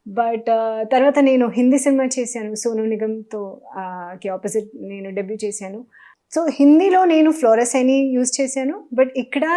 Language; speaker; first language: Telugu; non-native, learner; Hindi